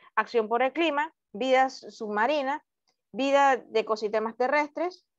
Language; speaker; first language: Spanish; native; Spanish